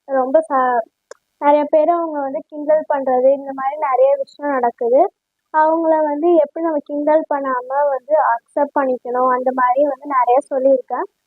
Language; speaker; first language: Tamil; native; Tamil